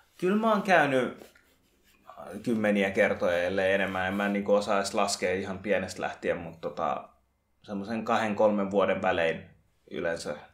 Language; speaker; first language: Finnish; early bilingual, other home language; Bangla